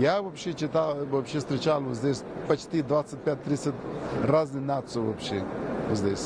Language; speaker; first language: Russian; non-native, learner; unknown